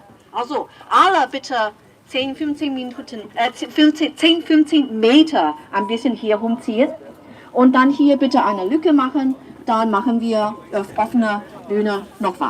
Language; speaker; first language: German; non-native, fluent; Cantonese